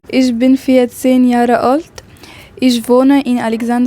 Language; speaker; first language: German; non-native, learner; Arabic